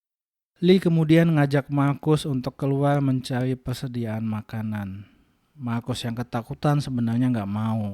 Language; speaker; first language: Indonesian; native; Indonesian